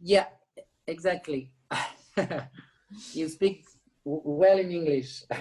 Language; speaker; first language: English; non-native, learner; French